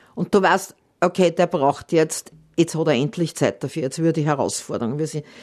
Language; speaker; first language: German; native; German